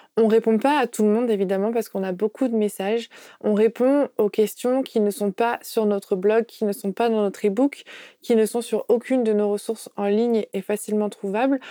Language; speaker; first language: French; native; French